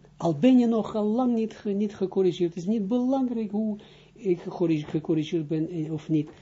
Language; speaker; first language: Dutch; non-native, fluent; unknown